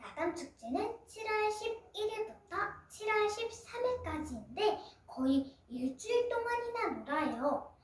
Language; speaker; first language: Korean; early bilingual, other home language; Mongolian